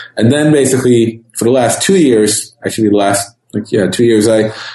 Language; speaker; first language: English; non-native, fluent; Dutch